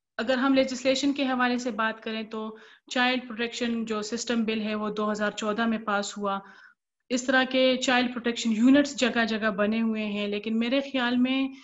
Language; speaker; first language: Urdu; non-native, local second language; Pashto